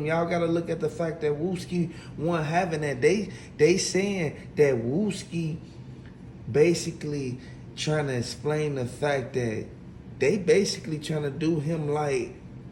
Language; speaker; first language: English; native; English